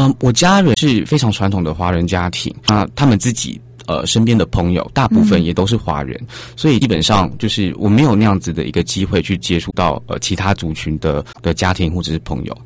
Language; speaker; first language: Chinese; native; Chinese